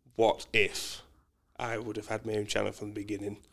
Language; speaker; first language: English; native; English